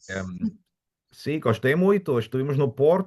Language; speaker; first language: Portuguese; non-native, learner; German